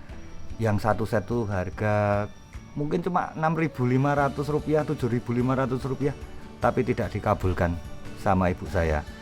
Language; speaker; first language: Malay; non-native, local second language; Javanese